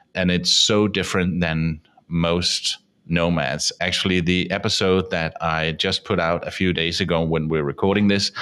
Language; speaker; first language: English; non-native, fluent; Danish